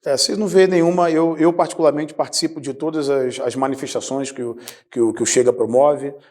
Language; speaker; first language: Portuguese; native; Portuguese